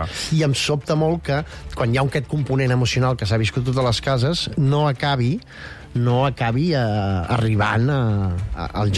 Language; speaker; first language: Catalan; native; Catalan